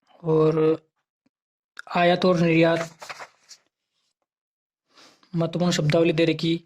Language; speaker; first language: Hindi; native; Hindi